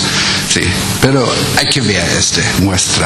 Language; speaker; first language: Spanish; non-native, learner; German